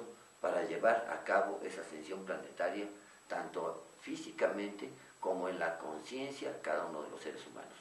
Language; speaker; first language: Spanish; native; Spanish